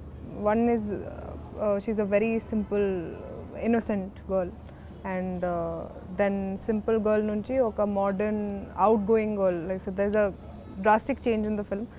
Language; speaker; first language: Telugu; non-native, learner; Hindi